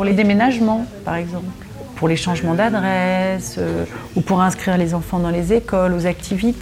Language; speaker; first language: French; native; French